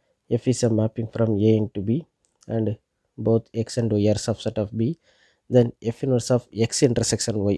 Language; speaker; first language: English; non-native, local second language; Tamil